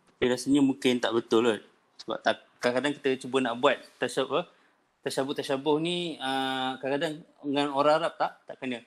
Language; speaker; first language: Malay; native; Malay